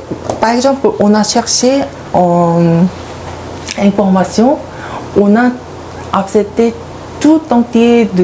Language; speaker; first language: French; non-native, learner; Korean